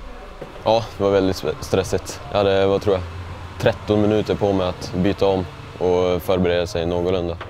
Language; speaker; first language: Swedish; native; Swedish